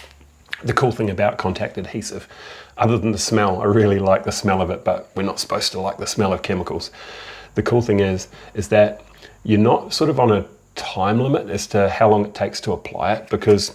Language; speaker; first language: English; native; English